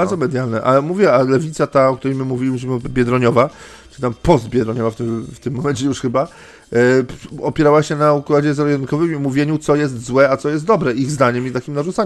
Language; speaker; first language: Polish; native; Polish